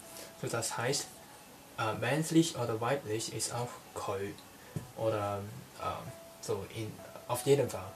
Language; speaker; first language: German; non-native, learner; Cantonese